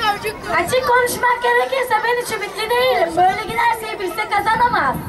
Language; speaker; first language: Turkish; native; Turkish